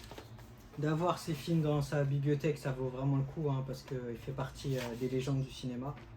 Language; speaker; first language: French; native; French